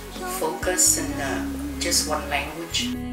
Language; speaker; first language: English; early bilingual, other home language; Vietnamese